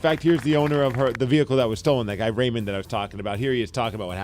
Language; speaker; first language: English; native; English